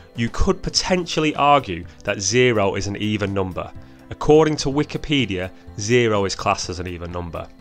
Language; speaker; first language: English; native; English